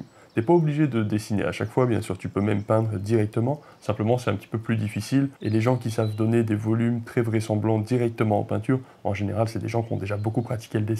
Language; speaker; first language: French; native; French